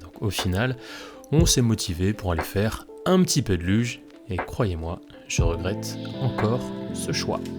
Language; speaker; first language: French; native; French